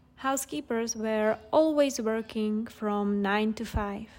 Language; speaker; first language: English; non-native, fluent; Czech